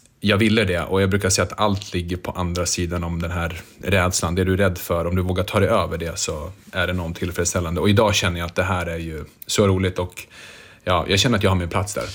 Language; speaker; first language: Swedish; early bilingual, other home language; Bosnian